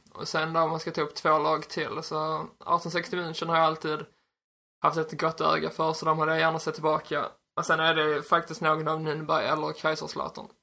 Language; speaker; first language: Swedish; native; Swedish